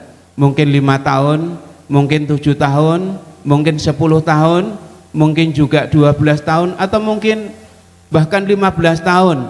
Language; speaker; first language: Indonesian; native; Indonesian